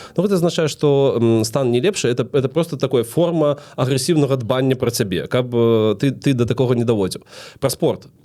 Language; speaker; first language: Belarusian; non-native, local second language; Russian